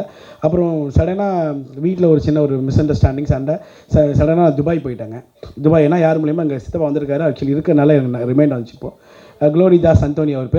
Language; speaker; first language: Tamil; native; Tamil